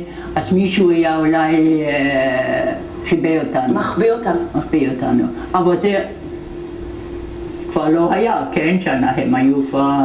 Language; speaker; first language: Hebrew; non-native, fluent; German